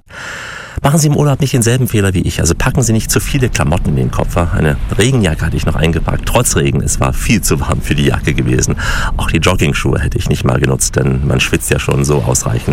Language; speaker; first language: German; native; German